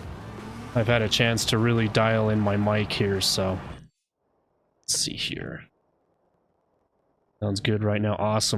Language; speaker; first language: English; native; English